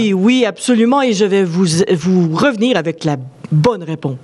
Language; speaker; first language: French; native; French